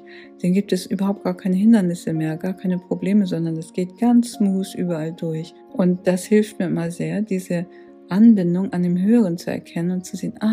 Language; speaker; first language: German; native; German